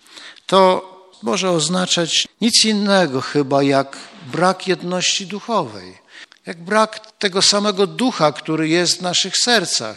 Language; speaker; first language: Polish; native; Polish